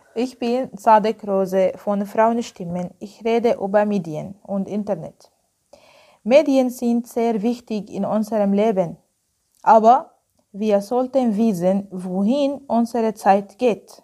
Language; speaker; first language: German; non-native, learner; Arabic